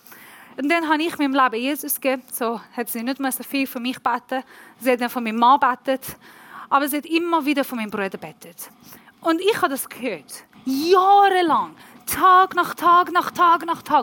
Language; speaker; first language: German; non-native, learner; Persian